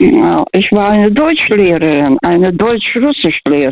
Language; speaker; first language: German; non-native, fluent; Russian